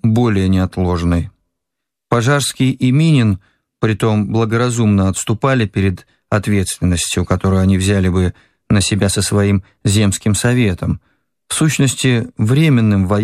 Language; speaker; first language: Russian; native; Russian